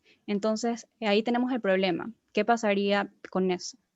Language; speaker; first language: Spanish; native; Spanish